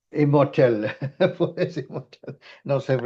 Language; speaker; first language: French; non-native, fluent; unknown